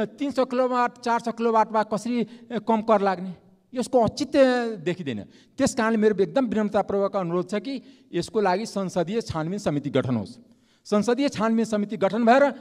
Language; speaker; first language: Nepali; non-native, local second language; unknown